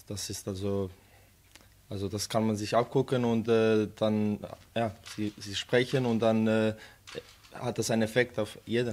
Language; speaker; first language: German; non-native, fluent; Serbian